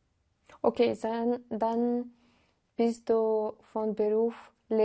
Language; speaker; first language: German; non-native, learner; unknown